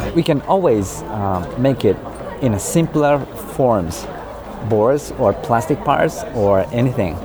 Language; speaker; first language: English; non-native, fluent; Japanese